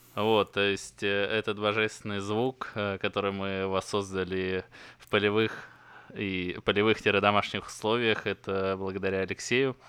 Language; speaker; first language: Russian; native; Russian